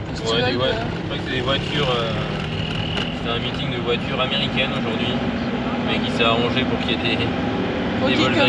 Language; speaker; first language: French; native; French